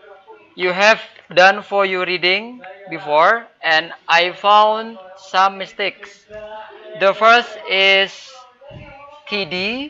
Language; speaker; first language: English; non-native, fluent; Indonesian